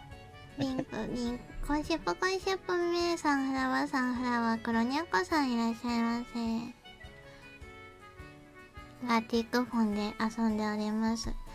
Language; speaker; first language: Japanese; native; Japanese